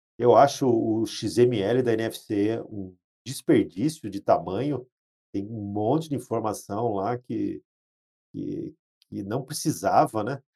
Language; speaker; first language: Portuguese; native; Portuguese